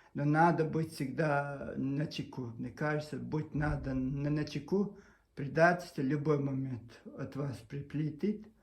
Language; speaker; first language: Russian; non-native, local second language; Chechen